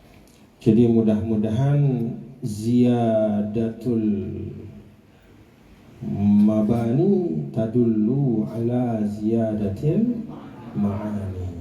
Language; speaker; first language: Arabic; non-native, fluent; Indonesian